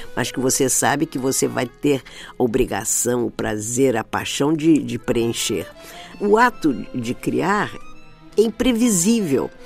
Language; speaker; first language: Portuguese; native; Portuguese